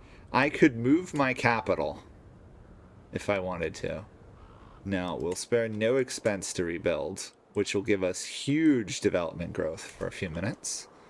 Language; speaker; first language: English; native; English